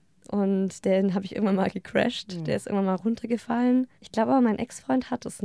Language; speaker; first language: German; native; German